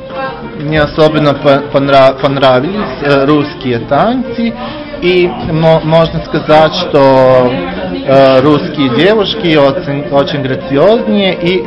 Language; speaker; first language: Russian; non-native, fluent; Serbian